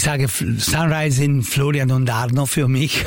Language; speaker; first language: German; non-native, local second language; Italian